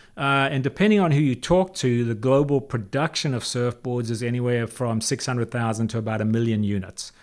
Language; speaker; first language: English; native; English